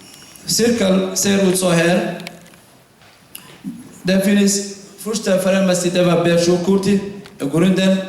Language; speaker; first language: Swedish; non-native, fluent; Somali